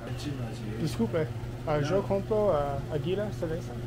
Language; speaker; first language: Spanish; non-native, learner; English